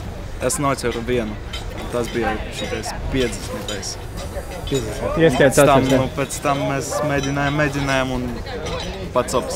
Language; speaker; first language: Latvian; non-native, local second language; Russian